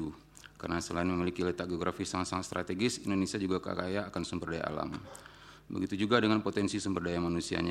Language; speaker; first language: Indonesian; native; Indonesian